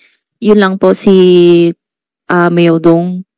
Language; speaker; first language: Filipino; non-native, learner; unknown